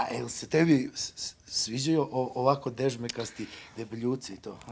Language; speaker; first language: Bosnian; native; Bosnian